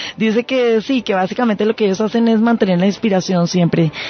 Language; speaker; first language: Spanish; native; Spanish